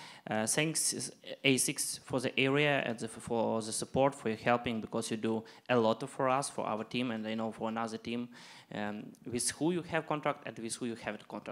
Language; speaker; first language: English; non-native, learner; Ukrainian